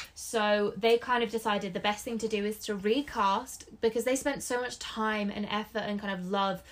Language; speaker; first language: English; native; English